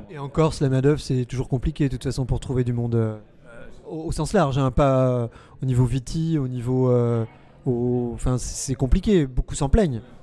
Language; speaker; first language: French; native; French